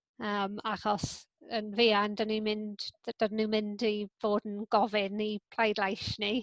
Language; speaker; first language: Welsh; non-native, local second language; English